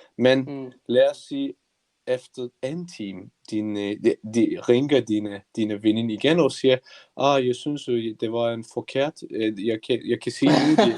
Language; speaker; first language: Danish; non-native, learner; Turkish